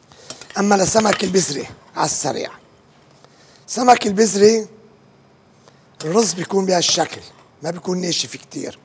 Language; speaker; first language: Arabic; native; Arabic